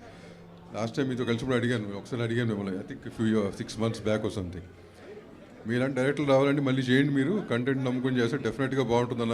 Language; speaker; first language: Telugu; native; Telugu